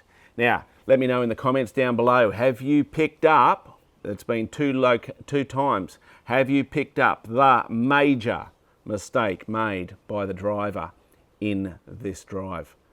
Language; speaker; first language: English; native; English